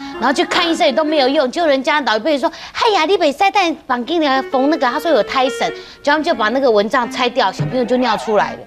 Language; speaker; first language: Chinese; native; Chinese